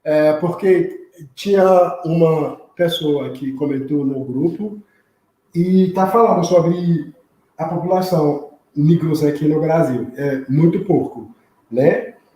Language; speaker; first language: Portuguese; non-native, learner; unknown